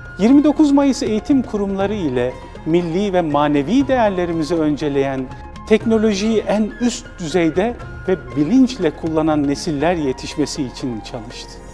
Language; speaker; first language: Turkish; native; Turkish